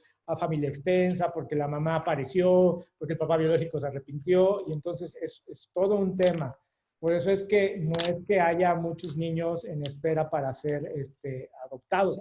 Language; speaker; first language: Spanish; native; Spanish